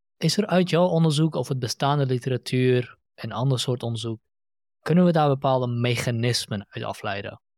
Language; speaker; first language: Dutch; native; Dutch